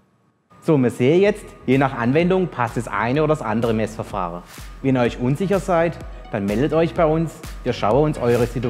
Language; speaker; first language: German; native; German